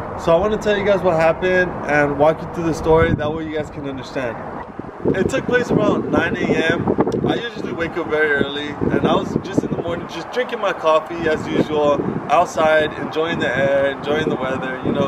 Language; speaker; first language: English; early bilingual, other home language; Spanish